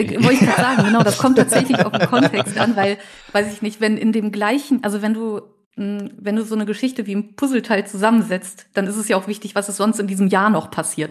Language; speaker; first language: German; native; German